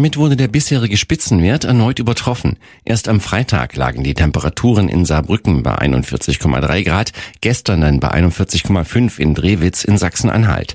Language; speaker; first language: German; native; German